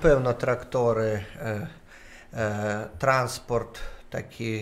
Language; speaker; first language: Polish; non-native, learner; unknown